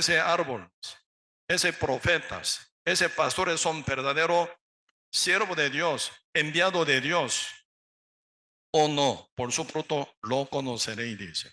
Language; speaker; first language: Spanish; non-native, learner; Korean